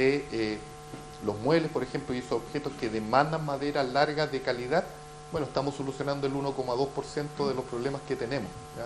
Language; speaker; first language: Spanish; native; Spanish